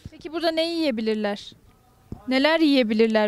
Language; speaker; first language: Turkish; native; Turkish